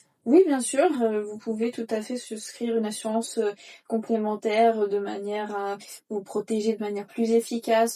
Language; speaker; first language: French; native; French